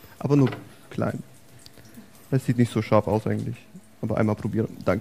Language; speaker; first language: German; native; German